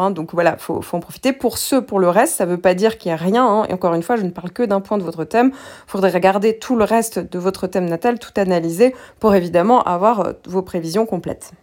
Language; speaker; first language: French; native; French